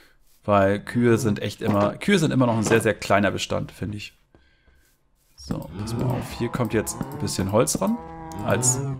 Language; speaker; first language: German; native; German